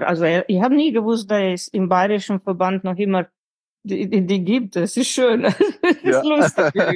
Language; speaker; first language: German; non-native, fluent; Slovenian